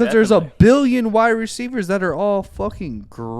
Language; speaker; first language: English; native; English